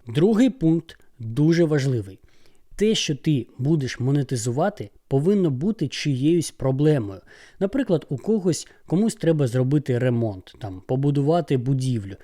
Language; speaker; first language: Ukrainian; non-native, local second language; Russian